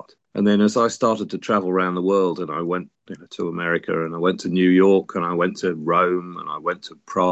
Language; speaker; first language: English; native; English